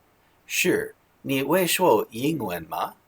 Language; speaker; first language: Chinese; non-native, learner; English